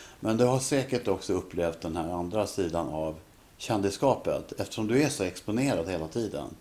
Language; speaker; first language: Swedish; native; Swedish